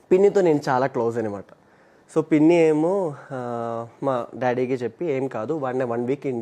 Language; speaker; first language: Telugu; non-native, local second language; Malayalam